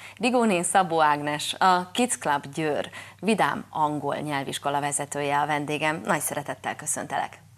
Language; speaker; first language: Hungarian; native; Hungarian